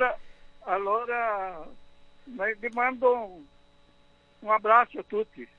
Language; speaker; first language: Italian; early bilingual, heritage; Italian